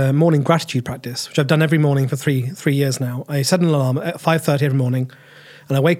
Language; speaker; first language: English; native; English